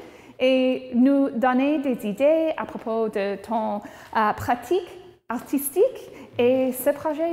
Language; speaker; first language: French; non-native, local second language; English